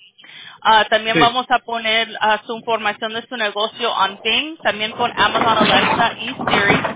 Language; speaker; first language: Spanish; early bilingual, other home language; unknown